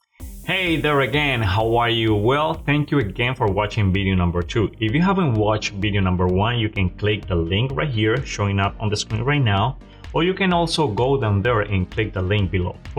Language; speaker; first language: English; non-native, fluent; Spanish